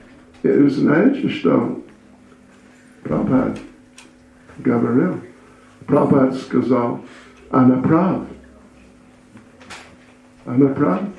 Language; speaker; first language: Russian; non-native, learner; English